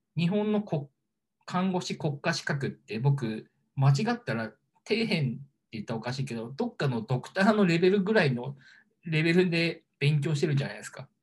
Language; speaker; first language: Japanese; native; Japanese